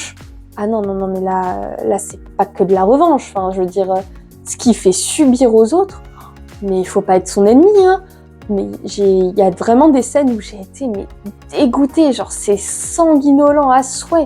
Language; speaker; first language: French; native; French